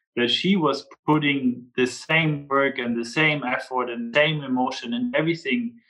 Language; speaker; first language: English; non-native, fluent; German